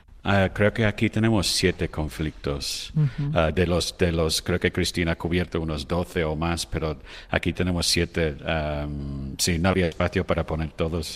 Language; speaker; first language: Spanish; non-native, fluent; French